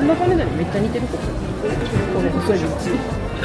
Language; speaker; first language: Japanese; native; Japanese